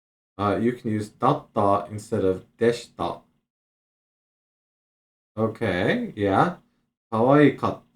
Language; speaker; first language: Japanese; non-native, learner; English